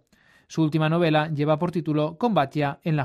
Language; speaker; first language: Spanish; native; Spanish